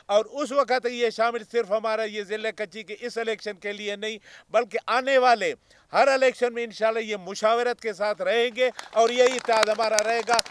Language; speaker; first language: Urdu; non-native, local second language; Baluchi